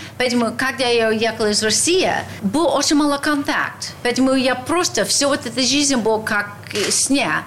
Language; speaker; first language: Russian; non-native, learner; English